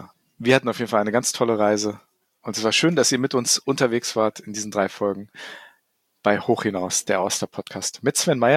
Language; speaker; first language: German; native; German